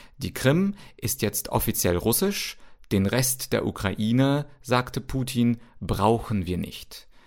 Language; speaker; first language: German; early bilingual, other home language; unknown